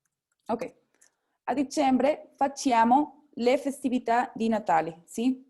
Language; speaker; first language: Italian; non-native, fluent; Spanish